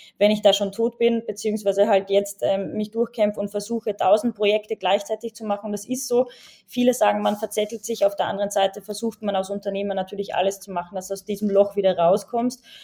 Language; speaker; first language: German; native; German